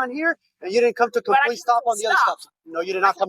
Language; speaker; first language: English; native; English